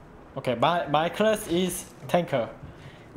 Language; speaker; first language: English; non-native, learner; Korean